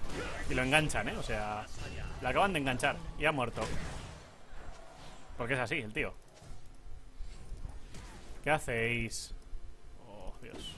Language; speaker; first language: Spanish; native; Spanish